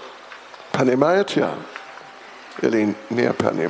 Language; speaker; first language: Russian; non-native, learner; English